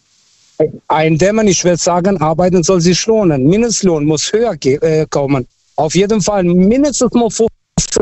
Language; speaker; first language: German; non-native, fluent; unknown